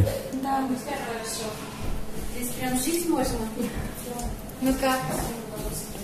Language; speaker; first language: Russian; non-native, local second language; Romanian